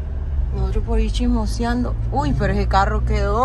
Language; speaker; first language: Spanish; native; Spanish